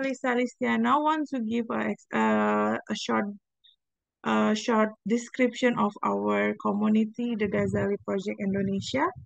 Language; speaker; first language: English; non-native, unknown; Indonesian